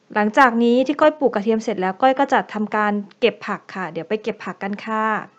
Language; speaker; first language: Thai; native; Thai